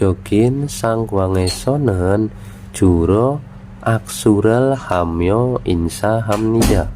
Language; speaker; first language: Korean; non-native, fluent; Indonesian